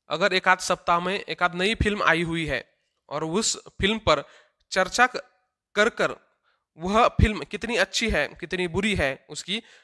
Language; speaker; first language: Hindi; non-native, local second language; Marathi